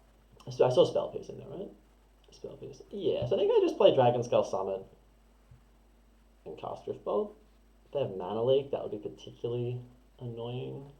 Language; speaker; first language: English; native; English